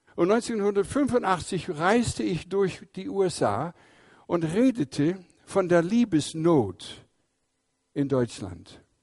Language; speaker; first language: German; non-native, fluent; English